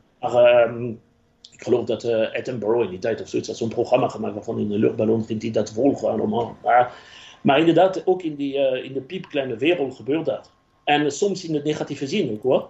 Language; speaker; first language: Dutch; non-native, fluent; French